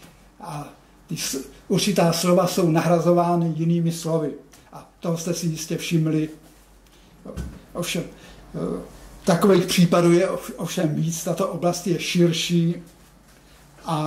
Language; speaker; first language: Czech; native; Czech